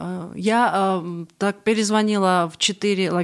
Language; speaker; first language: Russian; non-native, fluent; Georgian